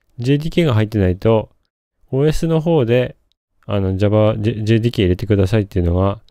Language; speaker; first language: Japanese; native; Japanese